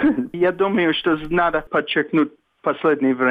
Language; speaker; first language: Russian; non-native, fluent; English